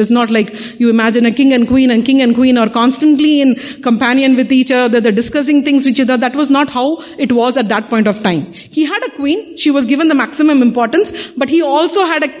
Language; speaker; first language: English; non-native, local second language; Tamil